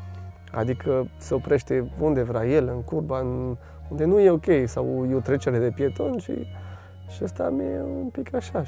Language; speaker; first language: Romanian; non-native, fluent; French